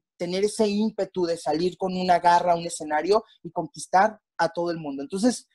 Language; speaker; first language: Spanish; native; Spanish